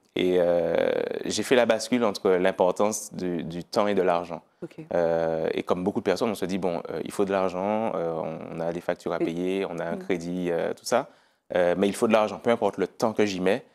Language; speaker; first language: French; native; French